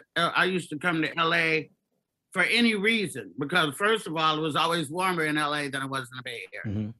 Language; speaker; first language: English; native; English